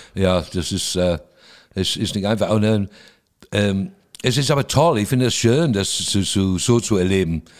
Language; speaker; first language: German; non-native, fluent; English